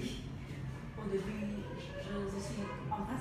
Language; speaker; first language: French; non-native, learner; Vietnamese